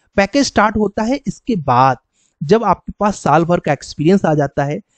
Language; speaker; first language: Hindi; native; Hindi